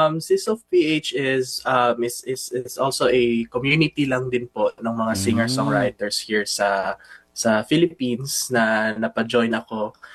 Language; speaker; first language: Filipino; non-native, local second language; Cebuano